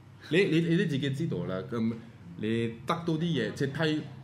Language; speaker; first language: Cantonese; non-native, fluent; French